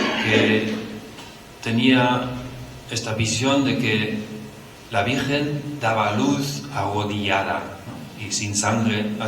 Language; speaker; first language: Spanish; non-native, fluent; Dutch